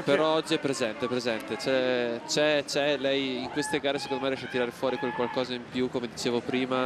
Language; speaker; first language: Italian; native; Italian